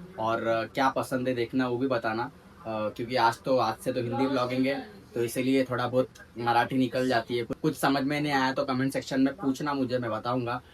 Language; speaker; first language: Hindi; non-native, local second language; Marathi